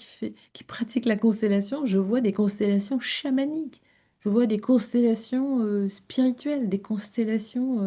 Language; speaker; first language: French; native; French